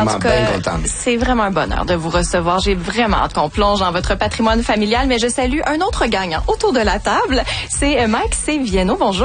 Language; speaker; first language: French; native; French